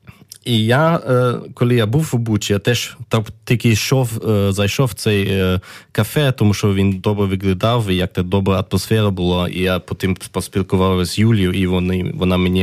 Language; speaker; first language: Ukrainian; non-native, learner; German